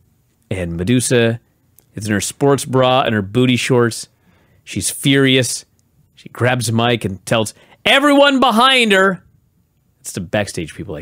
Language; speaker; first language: English; native; English